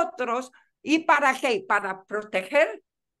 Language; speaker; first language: Spanish; non-native, fluent; Chinese